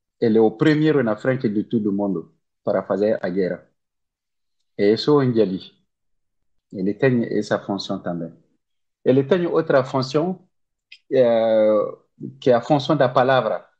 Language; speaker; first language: Portuguese; non-native, learner; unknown